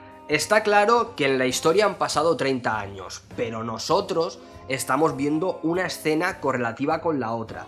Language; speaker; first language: Spanish; native; Spanish